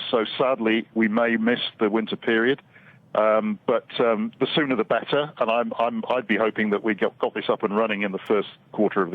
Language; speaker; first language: English; native; English